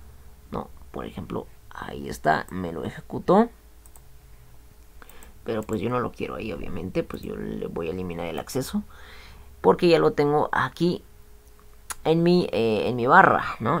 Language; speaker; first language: Spanish; native; Spanish